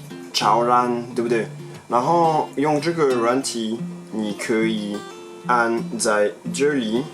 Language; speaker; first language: Chinese; non-native, fluent; French